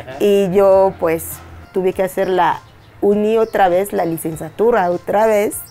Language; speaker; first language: Spanish; non-native, fluent; French